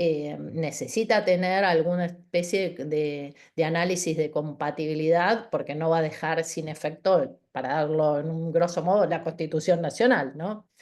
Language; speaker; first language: Spanish; native; Spanish